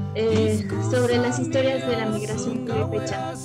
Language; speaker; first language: Spanish; native; Spanish